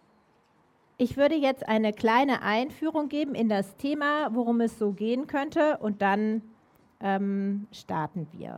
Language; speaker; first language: German; native; German